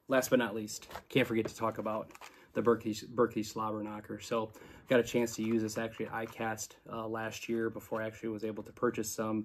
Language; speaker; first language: English; native; English